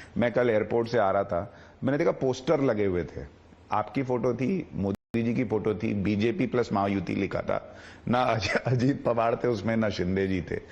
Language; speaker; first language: Hindi; native; Hindi